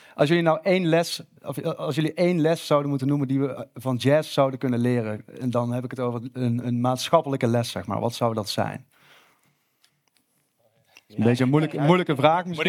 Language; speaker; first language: Dutch; native; Dutch